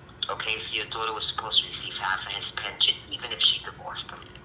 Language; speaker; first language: English; early bilingual, other home language; Spanish